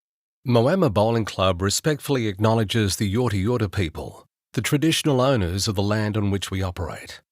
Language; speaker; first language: English; native; English